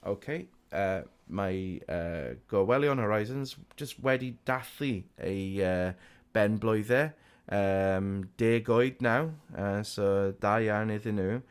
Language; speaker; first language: Welsh; non-native, local second language; English